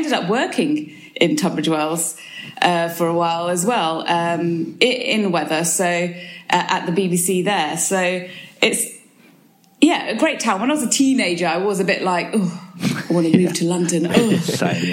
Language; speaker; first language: English; native; English